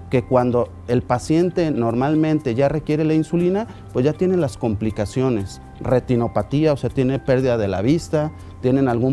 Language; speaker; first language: Spanish; native; Spanish